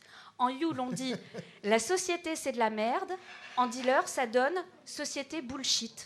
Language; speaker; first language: French; native; French